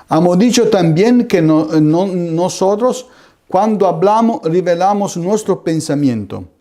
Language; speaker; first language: Spanish; non-native, fluent; Italian